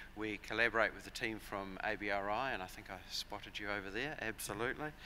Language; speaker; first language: English; native; English